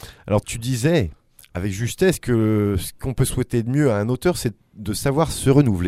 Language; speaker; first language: French; native; French